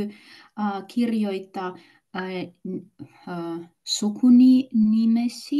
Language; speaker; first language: Finnish; non-native, learner; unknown